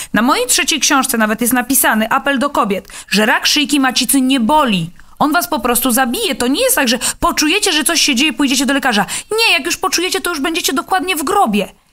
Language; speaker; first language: Polish; native; Polish